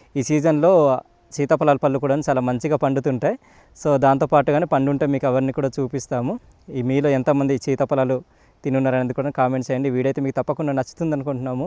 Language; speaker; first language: Telugu; non-native, local second language; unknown